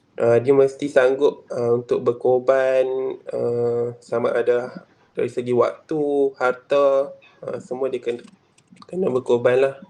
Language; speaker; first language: Malay; native; Malay